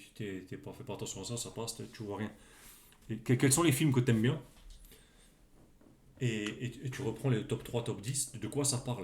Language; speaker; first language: French; native; French